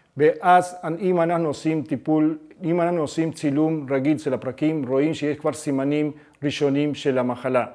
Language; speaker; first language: Hebrew; non-native, fluent; Spanish